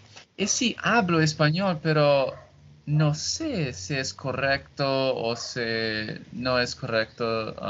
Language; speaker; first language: Spanish; non-native, learner; Portuguese